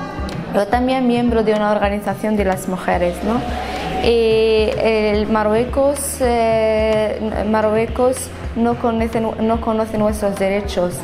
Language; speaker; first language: Spanish; non-native, fluent; Arabic